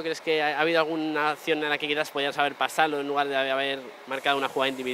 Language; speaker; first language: Spanish; native; Spanish